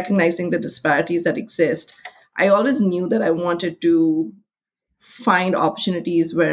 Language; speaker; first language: English; non-native, local second language; Hindi